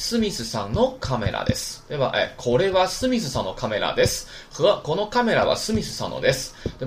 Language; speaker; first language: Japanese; non-native, fluent; Chinese